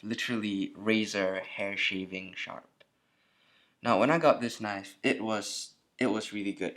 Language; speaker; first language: English; native; English